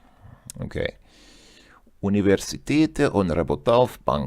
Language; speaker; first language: Russian; non-native, learner; English